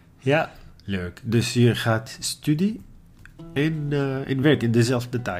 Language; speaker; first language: Dutch; non-native, learner; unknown